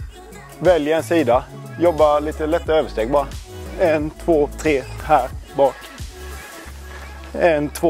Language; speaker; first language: Swedish; native; Swedish